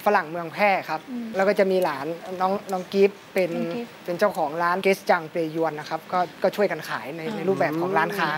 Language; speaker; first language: Thai; early bilingual, other home language; English